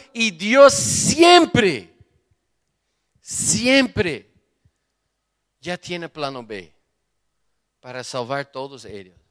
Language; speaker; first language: Spanish; non-native, fluent; Portuguese